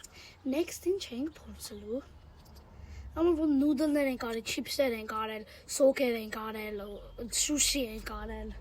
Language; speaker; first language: Armenian; early bilingual, heritage; Armenian